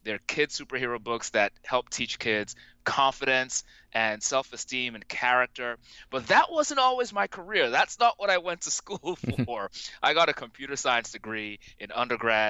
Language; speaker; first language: English; non-native, local second language; Yoruba